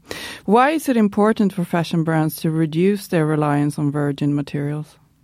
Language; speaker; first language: English; non-native, fluent; Swedish